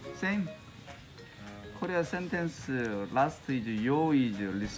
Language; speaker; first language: English; non-native, learner; Korean